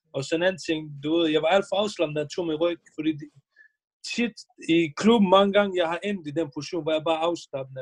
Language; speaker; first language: Danish; early bilingual, other home language; Bosnian